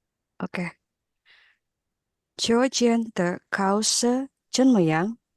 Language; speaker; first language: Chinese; non-native, learner; Indonesian